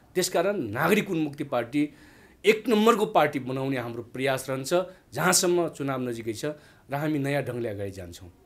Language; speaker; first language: Nepali; non-native, local second language; Dangaura Tharu